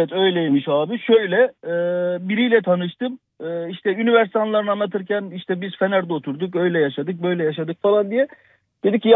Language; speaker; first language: Turkish; native; Turkish